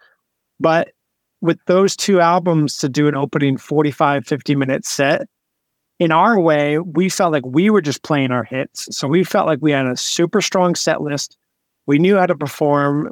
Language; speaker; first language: English; native; English